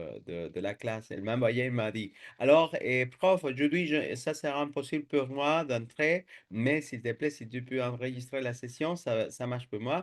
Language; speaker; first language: French; non-native, fluent; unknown